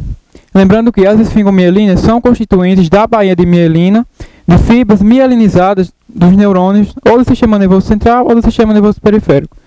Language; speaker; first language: Portuguese; native; Portuguese